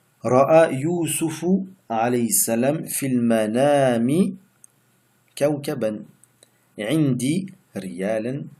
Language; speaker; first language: Arabic; non-native, fluent; French